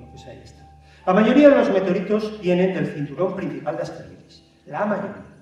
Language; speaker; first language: Spanish; native; Spanish